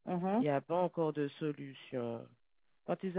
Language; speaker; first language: French; native; French